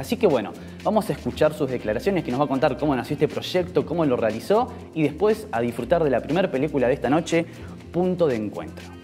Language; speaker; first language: Spanish; native; Spanish